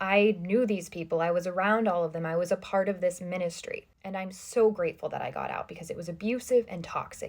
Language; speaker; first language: English; native; English